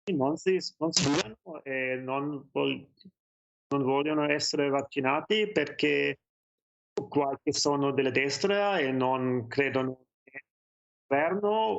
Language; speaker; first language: Italian; non-native, fluent; German